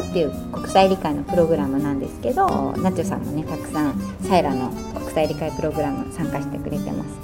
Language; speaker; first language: Japanese; native; Japanese